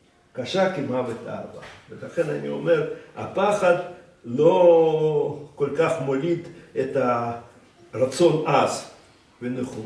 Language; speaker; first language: Hebrew; non-native, fluent; Russian